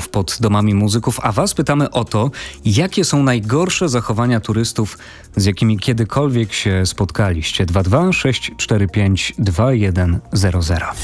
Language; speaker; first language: Polish; native; Polish